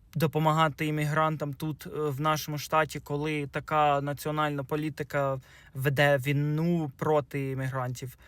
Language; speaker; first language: Ukrainian; early bilingual, heritage; Ukrainian